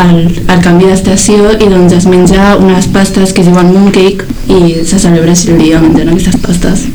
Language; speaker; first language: Catalan; early bilingual, other home language; Chinese